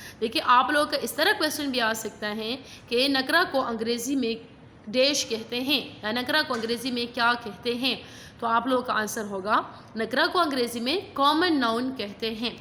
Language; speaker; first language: Urdu; non-native, local second language; Pashto